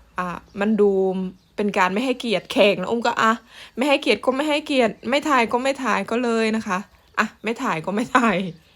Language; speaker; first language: Thai; native; Thai